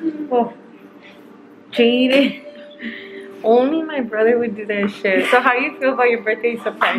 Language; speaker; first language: English; early bilingual, other home language; Spanish